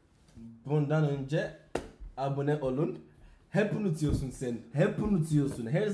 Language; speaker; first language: Turkish; non-native, fluent; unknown